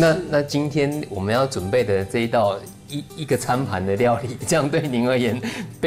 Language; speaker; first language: Chinese; native; Chinese